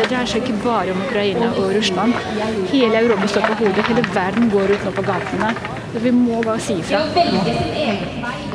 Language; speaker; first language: Norwegian; non-native, fluent; Russian